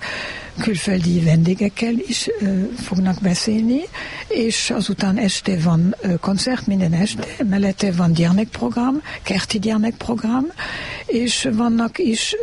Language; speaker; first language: Hungarian; non-native, learner; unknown